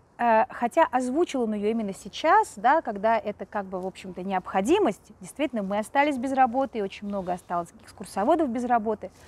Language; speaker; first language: Russian; native; Russian